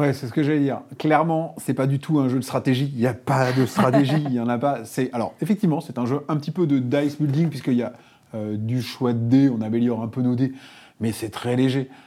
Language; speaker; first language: French; native; French